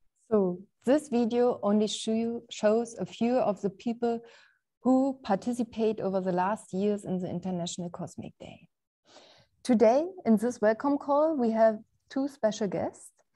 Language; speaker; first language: English; non-native, fluent; German